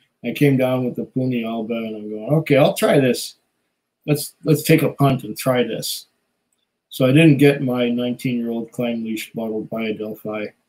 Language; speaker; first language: English; native; English